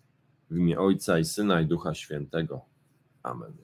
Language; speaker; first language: Polish; native; Polish